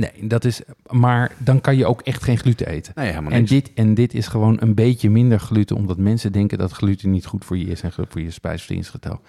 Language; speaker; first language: Dutch; native; Dutch